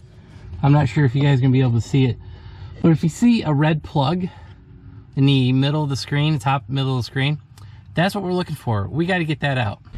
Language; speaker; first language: English; native; English